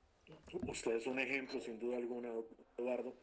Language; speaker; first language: Spanish; native; Spanish